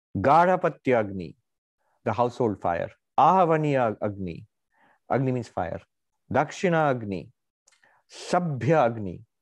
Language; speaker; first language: English; non-native, local second language; Bangla